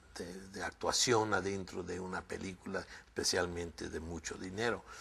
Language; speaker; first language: Spanish; early bilingual, other home language; English